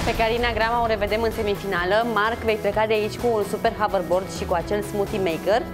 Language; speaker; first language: Romanian; native; Romanian